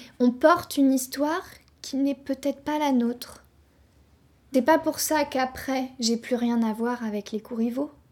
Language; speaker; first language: French; native; French